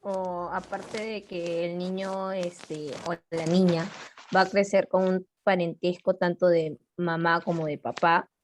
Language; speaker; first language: Spanish; native; Spanish